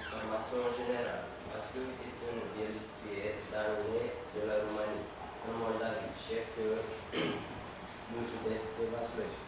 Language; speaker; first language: French; non-native, learner; Romanian